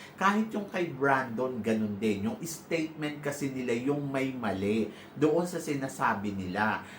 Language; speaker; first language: Filipino; native; Filipino